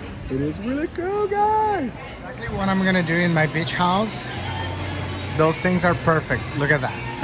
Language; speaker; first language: English; non-native, fluent; Portuguese